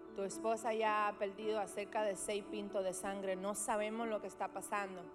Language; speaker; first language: Spanish; early bilingual, heritage; Spanish